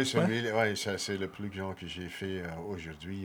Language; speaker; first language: French; non-native, local second language; Dutch